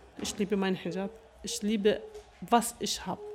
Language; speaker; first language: German; non-native, learner; Arabic